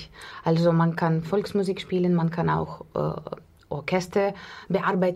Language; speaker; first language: German; non-native, fluent; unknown